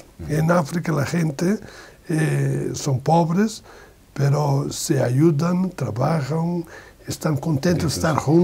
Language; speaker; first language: Spanish; non-native, learner; Portuguese